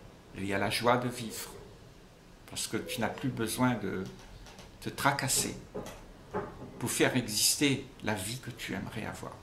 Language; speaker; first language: French; native; French